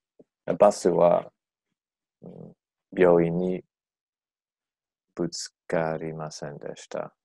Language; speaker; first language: Japanese; non-native, learner; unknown